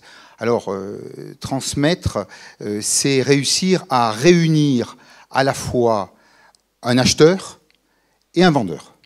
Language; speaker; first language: French; native; French